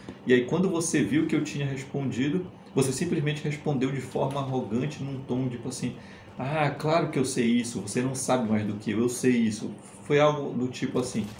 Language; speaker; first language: Portuguese; native; Portuguese